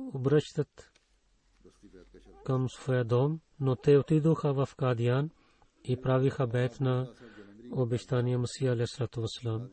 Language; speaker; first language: Bulgarian; non-native, fluent; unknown